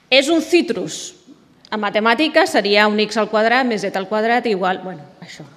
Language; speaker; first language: Catalan; native; Catalan